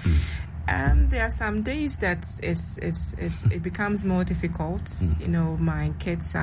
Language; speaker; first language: English; non-native, local second language; Akan